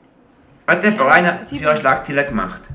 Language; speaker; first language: German; native; German